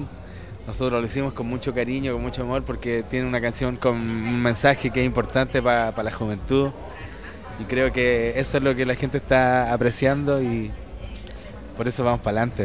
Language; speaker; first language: Spanish; native; Spanish